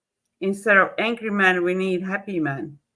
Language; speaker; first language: English; non-native, fluent; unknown